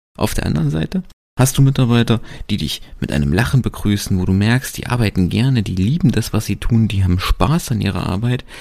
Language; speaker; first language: German; native; German